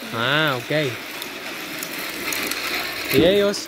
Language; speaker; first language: Spanish; non-native, learner; English